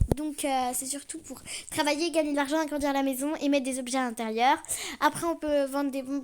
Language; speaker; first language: French; native; French